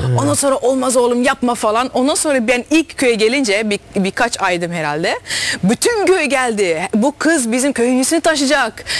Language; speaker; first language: Turkish; early bilingual, heritage; Dutch